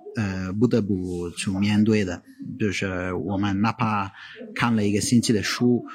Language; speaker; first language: Chinese; non-native, fluent; Italian